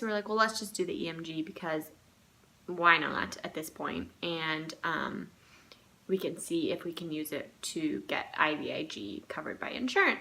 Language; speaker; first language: English; native; English